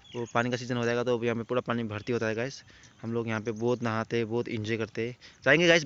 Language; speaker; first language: Hindi; non-native, local second language; Assamese